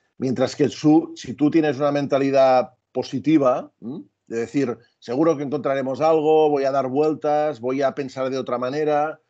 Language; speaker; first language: Spanish; native; Spanish